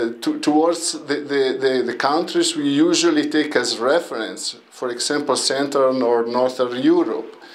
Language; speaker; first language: English; non-native, learner; Italian